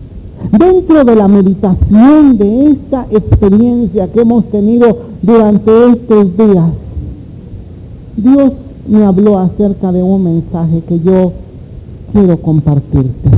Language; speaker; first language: Spanish; native; Spanish